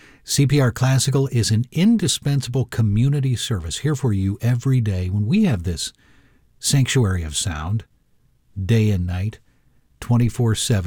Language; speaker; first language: English; native; English